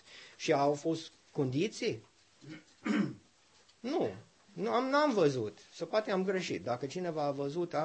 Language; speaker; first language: Romanian; non-native, learner; English